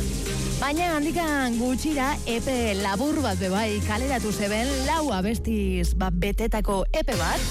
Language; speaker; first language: Basque; native; Basque